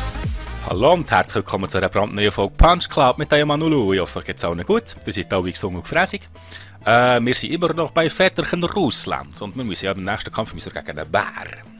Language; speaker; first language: German; native; German